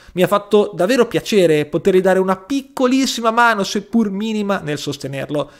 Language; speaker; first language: Italian; native; Italian